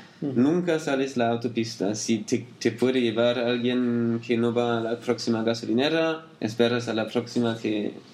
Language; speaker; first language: Spanish; non-native, learner; German